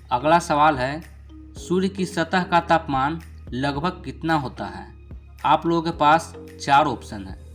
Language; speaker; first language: Hindi; native; Hindi